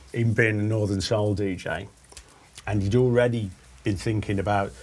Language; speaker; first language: English; native; English